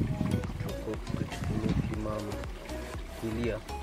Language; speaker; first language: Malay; non-native, local second language; Javanese